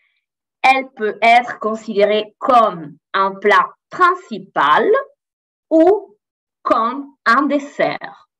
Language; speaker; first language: French; non-native, fluent; Italian